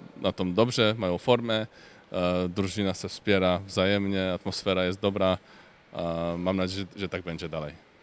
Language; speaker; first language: Polish; non-native, fluent; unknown